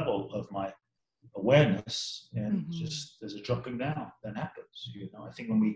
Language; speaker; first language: English; native; English